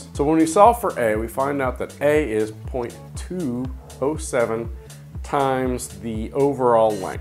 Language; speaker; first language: English; native; English